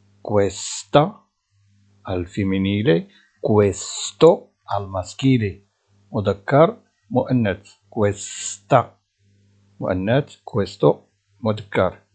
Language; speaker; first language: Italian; non-native, fluent; Arabic